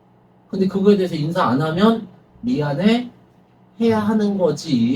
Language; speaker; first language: Korean; native; Korean